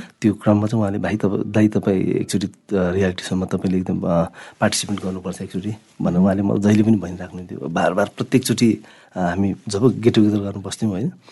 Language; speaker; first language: Nepali; non-native, local second language; Sherpa